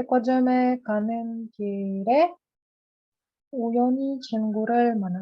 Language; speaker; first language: Korean; non-native, learner; Russian